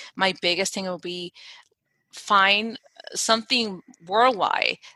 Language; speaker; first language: English; non-native, fluent; Spanish